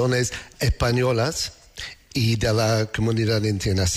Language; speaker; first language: Spanish; non-native, learner; English